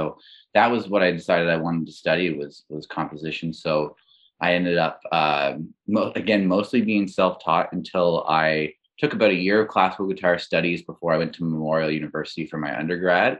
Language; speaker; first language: English; native; English